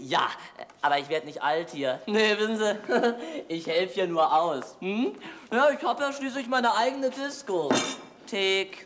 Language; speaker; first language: German; native; German